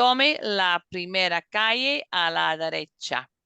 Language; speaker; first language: Spanish; non-native, fluent; English